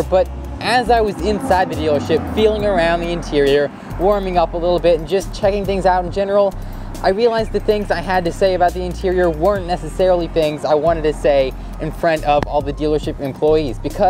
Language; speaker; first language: English; native; English